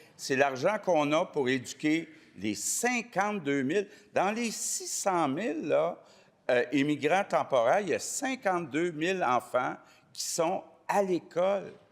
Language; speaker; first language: French; native; French